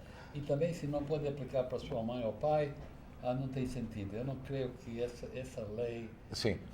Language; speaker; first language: Portuguese; non-native, fluent; English